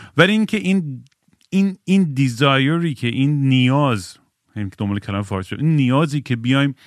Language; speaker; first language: Persian; native; Persian